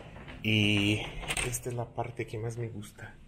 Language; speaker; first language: Spanish; non-native, fluent; Portuguese